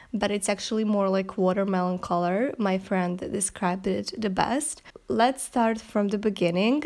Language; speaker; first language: English; non-native, fluent; Serbian